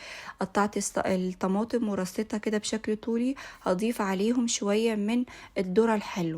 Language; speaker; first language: Arabic; native; Arabic